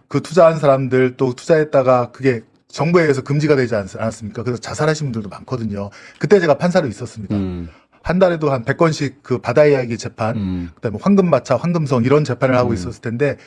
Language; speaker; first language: Korean; native; Korean